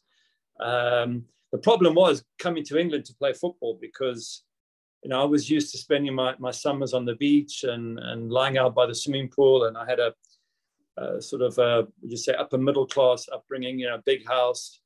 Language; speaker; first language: English; native; English